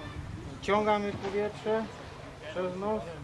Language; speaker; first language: Polish; non-native, fluent; Vietnamese